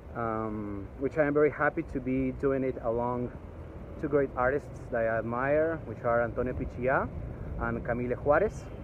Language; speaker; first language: English; early bilingual, other home language; Spanish